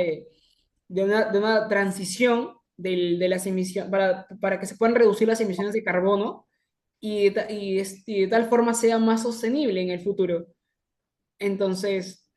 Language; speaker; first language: Spanish; native; Spanish